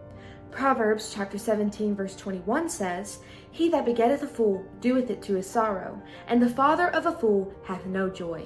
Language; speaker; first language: English; native; English